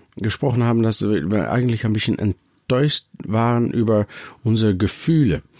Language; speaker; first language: German; non-native, learner; Dutch